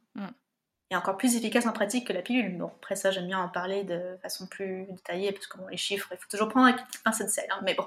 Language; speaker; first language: French; native; French